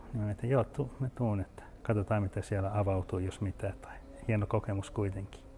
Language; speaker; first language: Finnish; early bilingual, heritage; Finnish